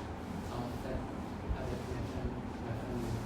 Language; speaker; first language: French; non-native, learner; Khmer